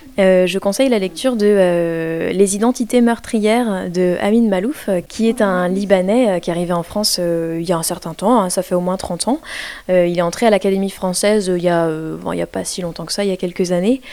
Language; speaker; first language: French; native; French